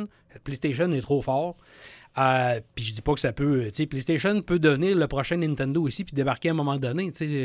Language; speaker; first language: French; native; French